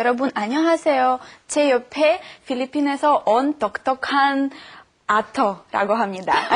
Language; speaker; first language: Korean; non-native, learner; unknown